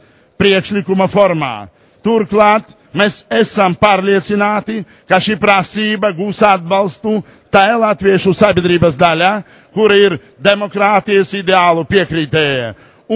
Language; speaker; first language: Latvian; non-native, local second language; Russian